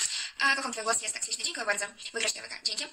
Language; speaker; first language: Polish; non-native, learner; Russian